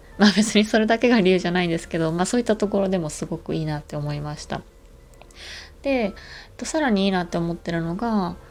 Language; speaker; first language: Japanese; native; Japanese